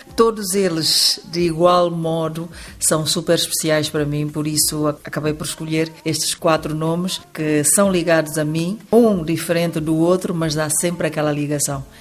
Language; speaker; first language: Portuguese; non-native, local second language; Upper Guinea Crioulo